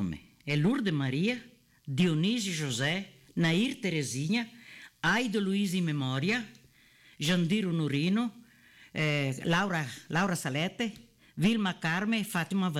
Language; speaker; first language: Portuguese; non-native, local second language; Italian